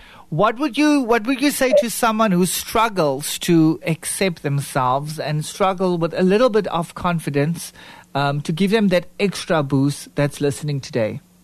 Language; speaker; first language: English; non-native, local second language; Afrikaans